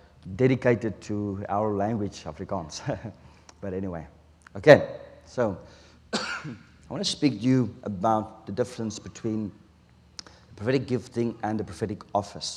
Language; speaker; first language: English; non-native, local second language; Afrikaans